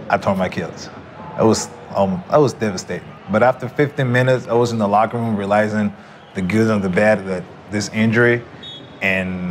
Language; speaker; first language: English; non-native, fluent; Spanish